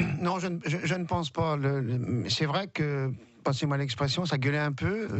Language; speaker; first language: French; native; French